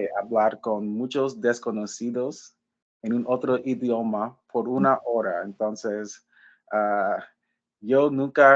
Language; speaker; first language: Spanish; non-native, fluent; English